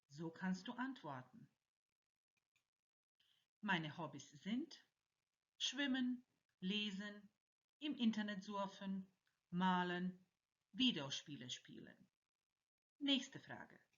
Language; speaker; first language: German; non-native, fluent; Croatian